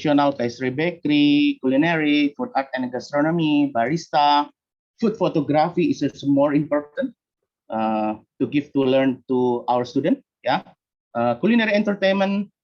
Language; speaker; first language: English; non-native, learner; Indonesian